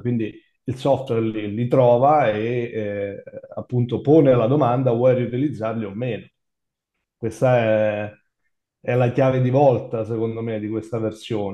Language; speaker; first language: Italian; native; Italian